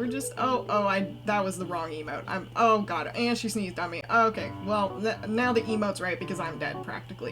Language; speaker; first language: English; native; English